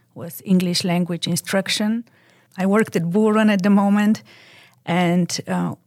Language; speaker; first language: English; non-native, fluent; Bulgarian